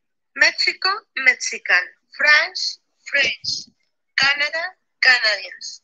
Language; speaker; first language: English; non-native, learner; Spanish